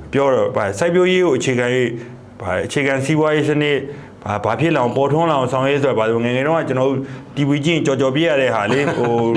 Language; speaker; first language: Burmese; native; Burmese